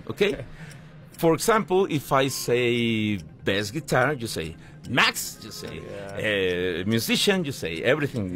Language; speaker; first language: English; non-native, fluent; Spanish